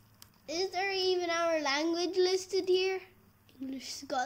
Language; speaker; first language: English; native; English